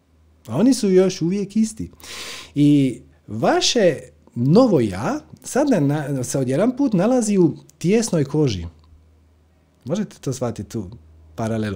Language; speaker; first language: Croatian; native; Croatian